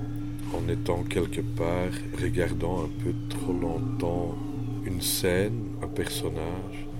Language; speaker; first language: French; non-native, local second language; Dutch